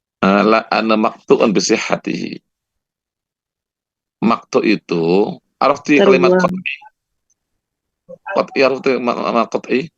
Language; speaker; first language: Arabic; non-native, fluent; Indonesian